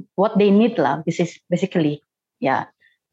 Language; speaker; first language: English; non-native, local second language; Malay